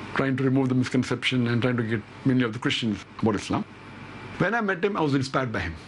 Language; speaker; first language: English; non-native, local second language; Urdu